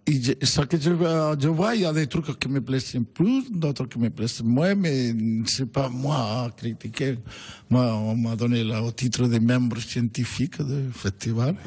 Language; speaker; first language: French; non-native, fluent; Spanish